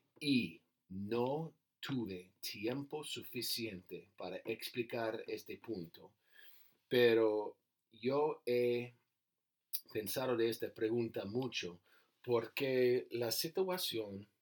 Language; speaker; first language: Spanish; non-native, learner; English